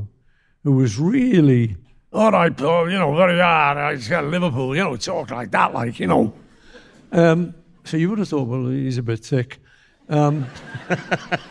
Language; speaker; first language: English; native; English